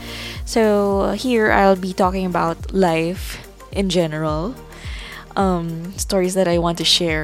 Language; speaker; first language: English; non-native, local second language; Filipino